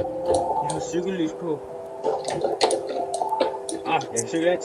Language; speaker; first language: Danish; native; Danish